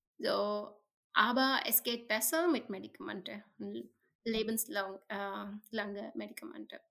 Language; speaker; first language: German; non-native, learner; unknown